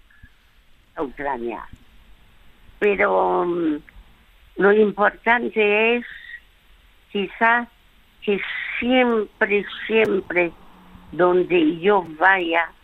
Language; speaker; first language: Spanish; early bilingual, other home language; French